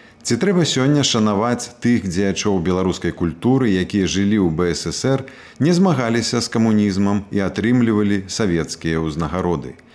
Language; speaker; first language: Belarusian; native; Belarusian